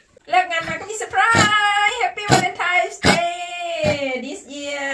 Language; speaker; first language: English; non-native, learner; Thai